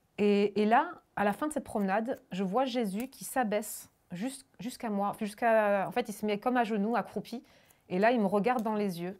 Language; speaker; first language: French; early bilingual, other home language; German